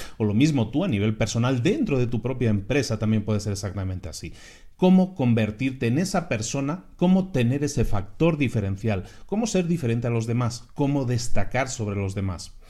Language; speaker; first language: Spanish; native; Spanish